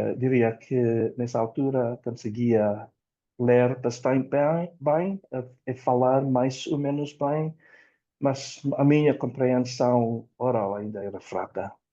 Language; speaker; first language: Portuguese; non-native, fluent; Indonesian